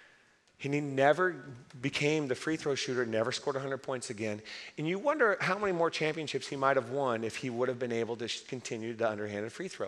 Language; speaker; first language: English; native; English